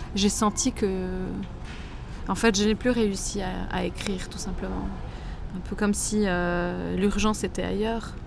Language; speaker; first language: French; native; French